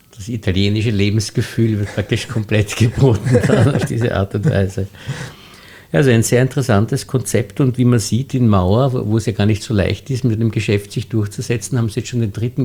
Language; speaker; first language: German; native; German